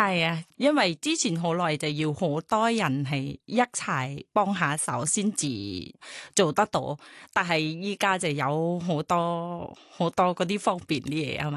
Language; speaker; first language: Cantonese; non-native, fluent; Thai